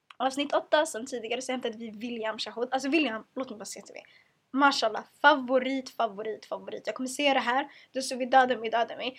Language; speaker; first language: Swedish; early bilingual, other home language; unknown